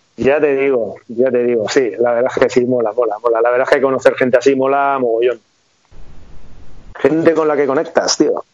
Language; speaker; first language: Spanish; native; Spanish